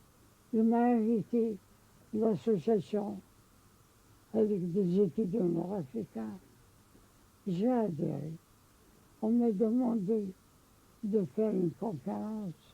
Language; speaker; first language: French; non-native, local second language; Arabic